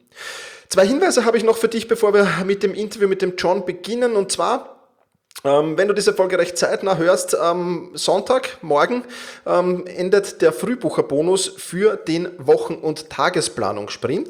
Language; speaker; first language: German; native; German